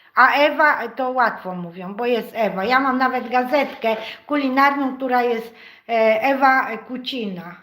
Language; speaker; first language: Polish; native; Polish